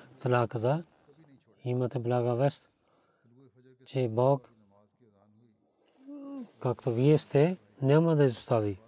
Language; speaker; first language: Bulgarian; non-native, learner; Urdu